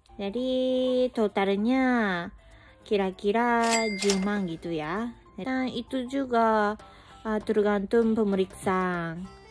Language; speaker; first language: Indonesian; non-native, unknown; Japanese